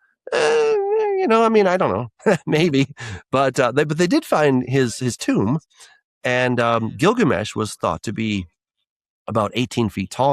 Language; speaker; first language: English; native; English